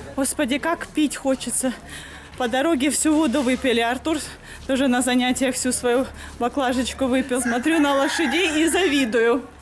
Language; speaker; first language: Russian; native; Russian